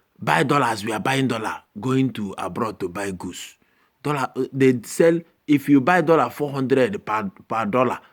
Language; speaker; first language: Nigerian Pidgin; non-native, local second language; Igbo